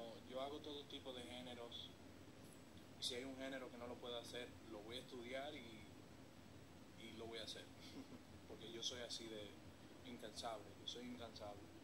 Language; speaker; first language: Spanish; early bilingual, heritage; Spanish